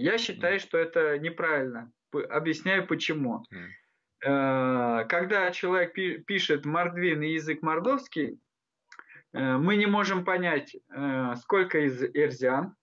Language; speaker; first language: Russian; non-native, local second language; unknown